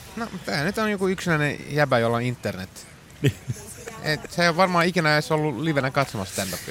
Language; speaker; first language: Finnish; non-native, local second language; Swedish